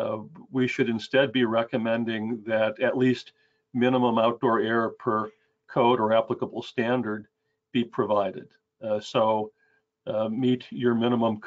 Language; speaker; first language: English; native; English